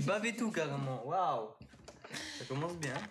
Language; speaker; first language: French; native; French